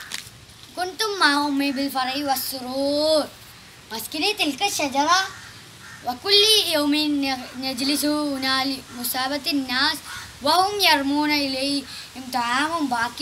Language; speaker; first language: Arabic; non-native, learner; Malayalam